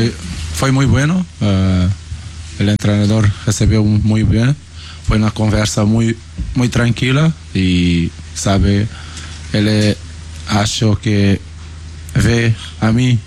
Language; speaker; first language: Spanish; non-native, learner; Portuguese